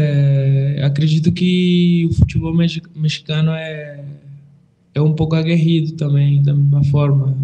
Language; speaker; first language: Portuguese; non-native, fluent; Spanish